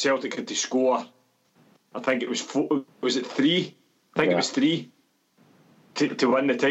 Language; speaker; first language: English; native; English